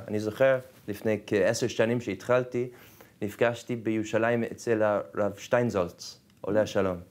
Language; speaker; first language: Hebrew; non-native, fluent; English